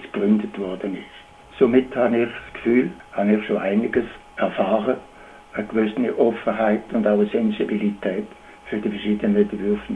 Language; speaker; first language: German; native; German